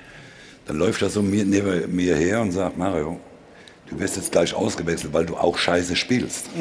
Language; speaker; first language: German; native; German